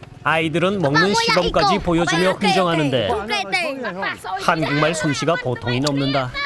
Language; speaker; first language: Korean; native; Korean